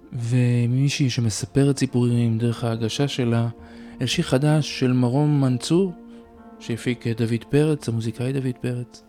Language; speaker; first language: Hebrew; native; Hebrew